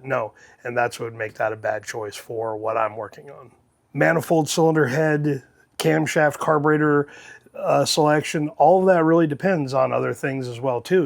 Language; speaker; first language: English; native; English